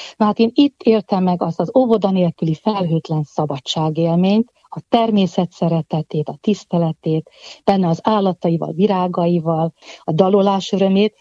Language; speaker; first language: Hungarian; native; Hungarian